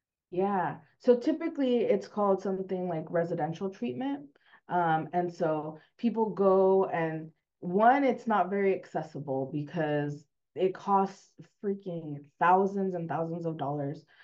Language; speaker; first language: English; early bilingual, other home language; Spanish